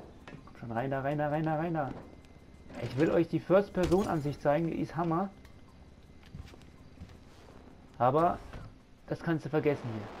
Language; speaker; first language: German; native; German